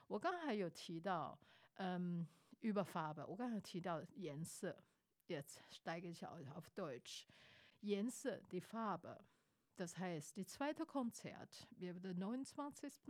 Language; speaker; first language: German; non-native, fluent; Chinese